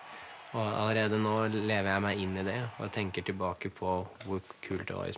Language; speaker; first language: Norwegian; early bilingual, other home language; Russian